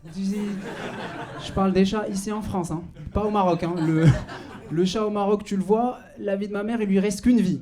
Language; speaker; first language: French; non-native, local second language; Arabic